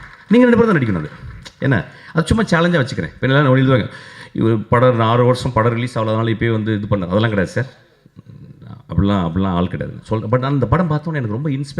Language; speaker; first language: Tamil; native; Tamil